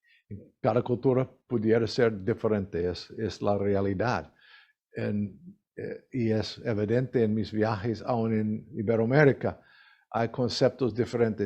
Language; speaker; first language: Spanish; non-native, learner; English